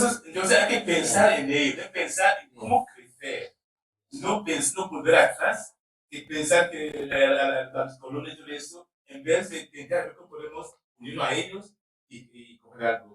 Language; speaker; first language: Spanish; non-native, learner; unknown